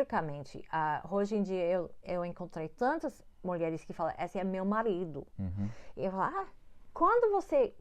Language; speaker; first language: Portuguese; non-native, fluent; English